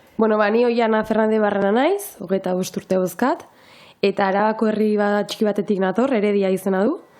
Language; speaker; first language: Basque; non-native, local second language; Spanish